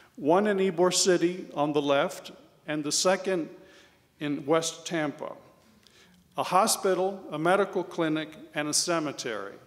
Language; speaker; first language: English; early bilingual, other home language; Spanish